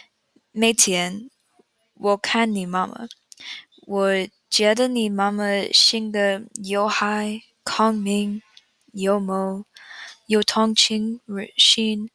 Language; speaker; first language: Chinese; non-native, learner; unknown